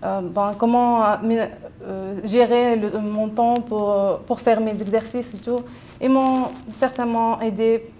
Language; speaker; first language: French; non-native, local second language; Arabic